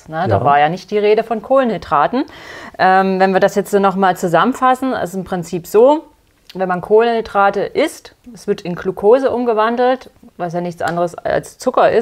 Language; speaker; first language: German; native; German